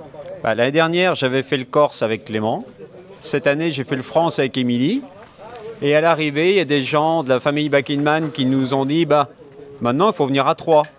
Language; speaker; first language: French; native; French